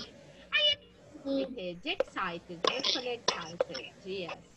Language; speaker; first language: English; non-native, learner; Portuguese